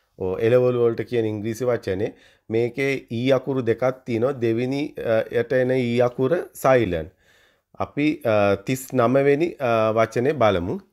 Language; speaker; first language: Sinhala; native; Sinhala